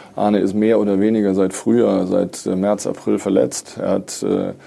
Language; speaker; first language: German; native; German